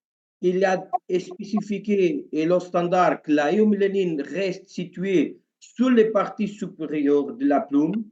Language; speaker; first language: French; non-native, learner; Portuguese